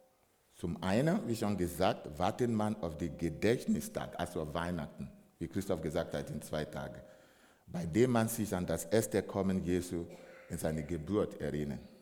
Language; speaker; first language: German; non-native, fluent; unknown